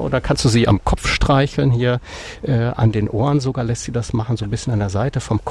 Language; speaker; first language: German; native; German